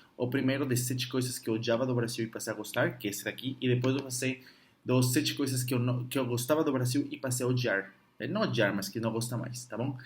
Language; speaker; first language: Portuguese; non-native, fluent; Spanish